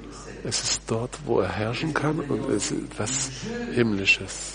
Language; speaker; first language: German; non-native, fluent; French